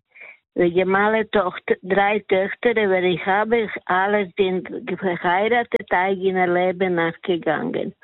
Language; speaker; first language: German; non-native, fluent; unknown